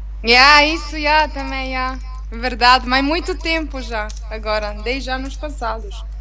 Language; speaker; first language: Portuguese; non-native, learner; Italian